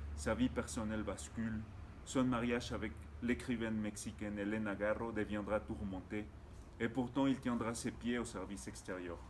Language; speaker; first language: French; non-native, fluent; Spanish